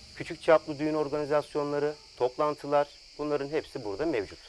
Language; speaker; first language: Turkish; native; Turkish